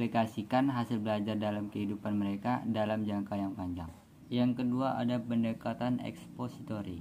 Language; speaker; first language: Indonesian; native; Indonesian